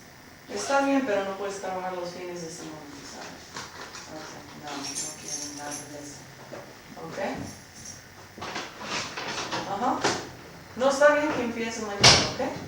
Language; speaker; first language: Spanish; early bilingual, heritage; Spanish